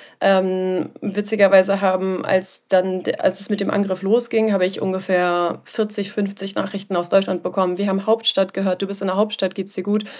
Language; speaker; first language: German; native; German